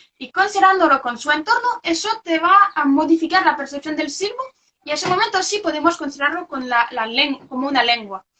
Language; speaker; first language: Spanish; non-native, fluent; French